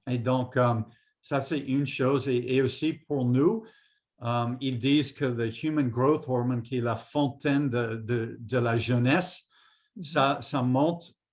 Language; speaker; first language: French; non-native, fluent; English